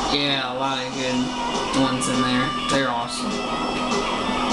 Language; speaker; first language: English; native; English